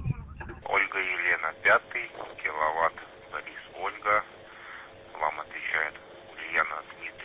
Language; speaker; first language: Russian; native; Russian